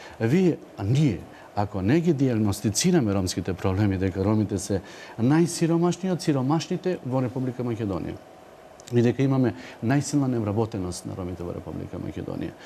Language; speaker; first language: Macedonian; non-native, local second language; Romany